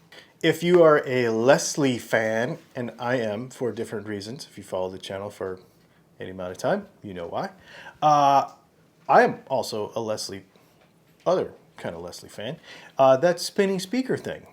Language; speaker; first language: English; native; English